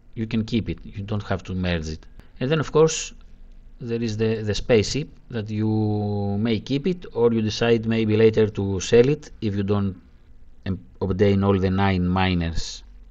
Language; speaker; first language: English; non-native, learner; Greek